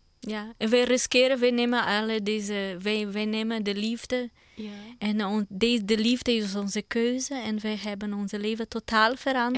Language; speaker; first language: Dutch; non-native, learner; Portuguese